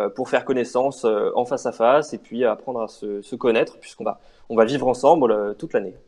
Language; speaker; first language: French; native; French